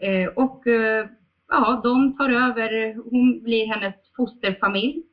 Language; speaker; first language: Swedish; early bilingual, other home language; Bosnian